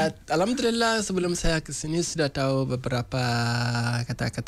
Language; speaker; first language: Indonesian; non-native, learner; Hausa